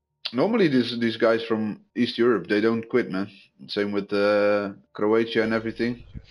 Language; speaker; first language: English; non-native, fluent; Dutch